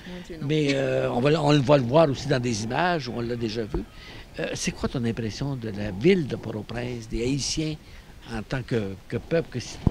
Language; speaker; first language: French; native; French